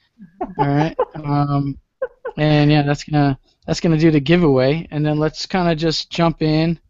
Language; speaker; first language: English; native; English